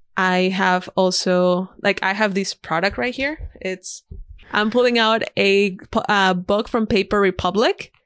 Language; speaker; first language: English; non-native, fluent; Spanish